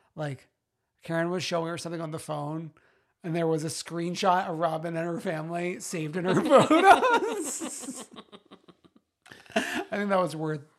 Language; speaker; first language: English; early bilingual, other home language; Italian